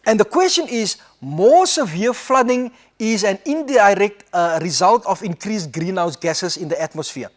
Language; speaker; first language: English; non-native, local second language; Afrikaans